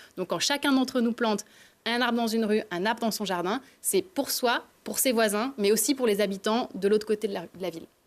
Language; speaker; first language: French; native; French